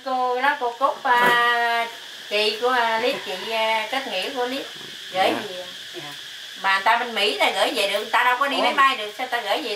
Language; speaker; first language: Vietnamese; native; Vietnamese